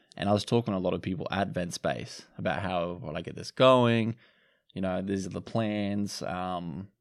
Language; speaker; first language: English; native; English